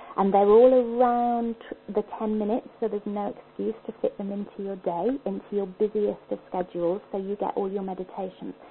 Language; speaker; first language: English; native; English